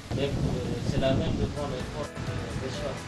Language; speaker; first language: French; non-native, learner; Indonesian